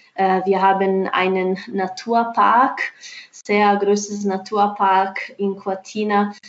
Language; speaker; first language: German; non-native, fluent; Italian